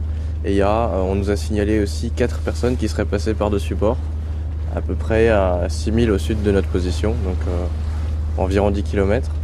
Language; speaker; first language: French; native; French